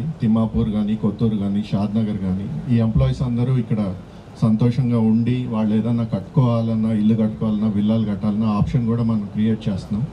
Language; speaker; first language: Telugu; native; Telugu